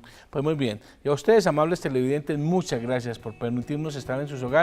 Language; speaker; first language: Spanish; native; Spanish